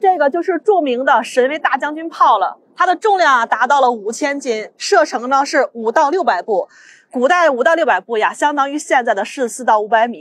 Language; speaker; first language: Chinese; native; Chinese